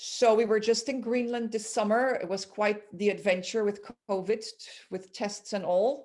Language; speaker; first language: English; non-native, fluent; Dutch